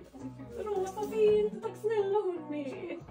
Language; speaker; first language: Swedish; early bilingual, other home language; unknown